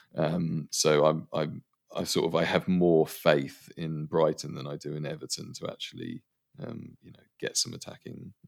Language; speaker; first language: English; native; English